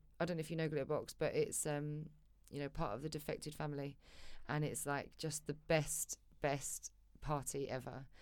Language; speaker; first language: English; native; English